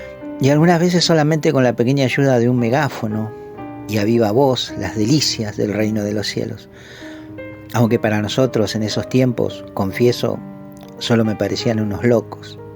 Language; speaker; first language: Spanish; native; Spanish